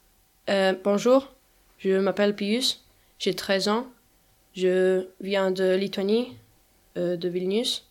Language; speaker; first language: French; non-native, learner; Lithuanian